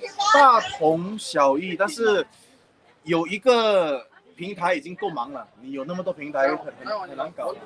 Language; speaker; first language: Chinese; early bilingual, heritage; Chinese